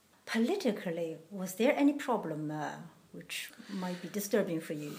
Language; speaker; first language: English; non-native, fluent; Chinese